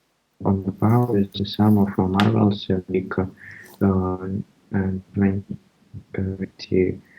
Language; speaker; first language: English; non-native, learner; Russian